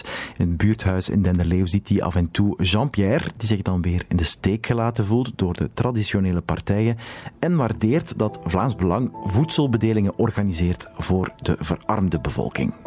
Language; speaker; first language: Dutch; native; Dutch